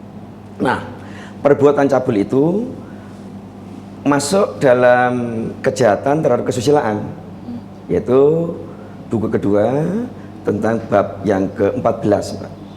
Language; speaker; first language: Indonesian; native; Indonesian